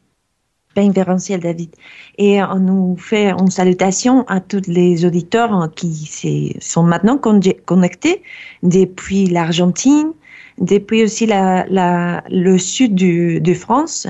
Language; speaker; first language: French; non-native, fluent; Spanish